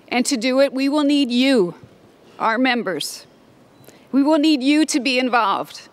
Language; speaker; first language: English; native; English